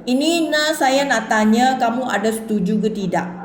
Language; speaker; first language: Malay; non-native, local second language; Chinese